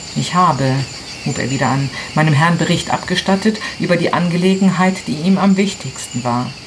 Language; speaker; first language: German; non-native, fluent; Italian